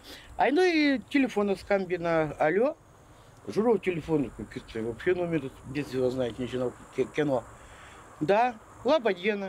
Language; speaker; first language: Russian; non-native, local second language; Lithuanian